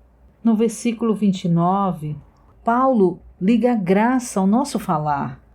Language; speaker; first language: Portuguese; native; Portuguese